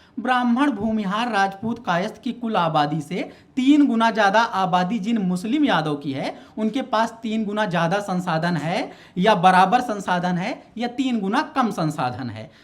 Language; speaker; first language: Hindi; native; Hindi